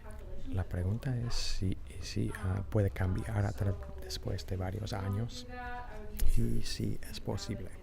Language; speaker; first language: Spanish; non-native, fluent; English